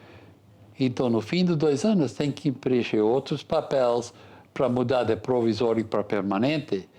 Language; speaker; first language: Portuguese; non-native, fluent; English